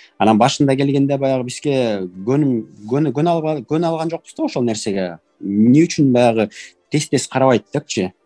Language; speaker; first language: Kyrgyz; native; Kyrgyz